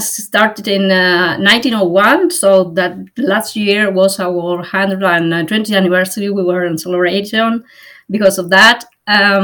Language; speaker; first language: English; non-native, fluent; Spanish